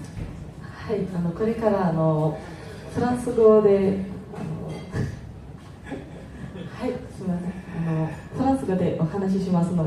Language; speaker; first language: Japanese; non-native, fluent; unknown